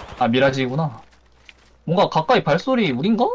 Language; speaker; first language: Korean; native; Korean